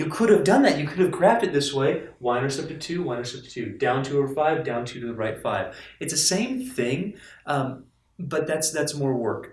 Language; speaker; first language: English; native; English